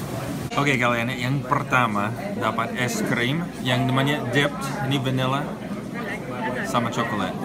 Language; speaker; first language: Indonesian; non-native, fluent; English